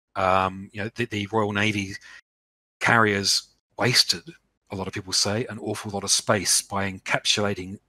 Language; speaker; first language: English; native; English